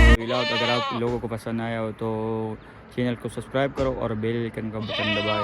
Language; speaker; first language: Hindi; non-native, local second language; Pashto